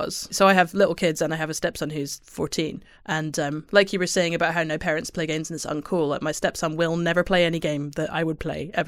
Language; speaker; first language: English; native; English